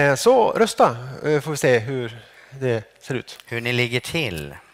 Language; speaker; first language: Swedish; native; Swedish